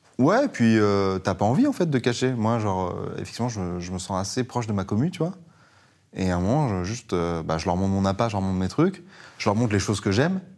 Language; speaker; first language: French; early bilingual, other home language; Persian